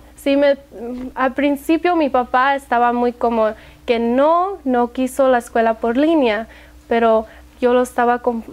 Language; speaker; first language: Spanish; early bilingual, heritage; Spanish